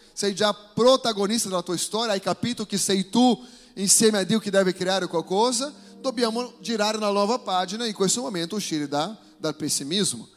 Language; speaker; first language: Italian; non-native, fluent; Portuguese